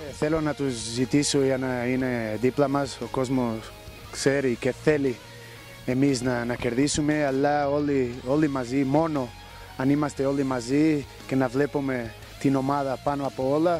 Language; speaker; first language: Greek; non-native, fluent; Portuguese